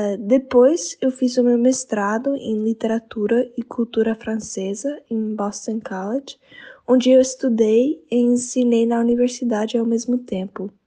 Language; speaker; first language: Portuguese; non-native, fluent; English